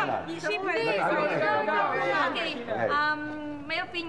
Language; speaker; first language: English; non-native, learner; Filipino